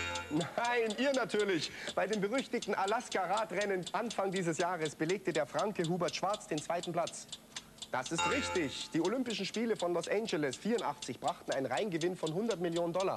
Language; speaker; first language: German; native; German